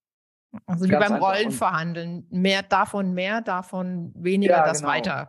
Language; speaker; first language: German; native; German